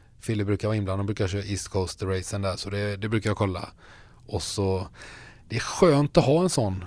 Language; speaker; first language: Swedish; native; Swedish